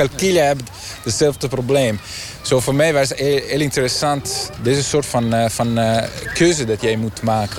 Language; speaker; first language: Dutch; non-native, learner; Italian